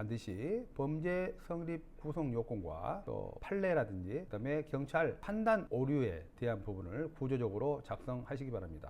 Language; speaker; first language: Korean; native; Korean